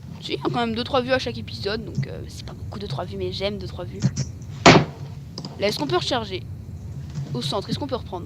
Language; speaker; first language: French; native; French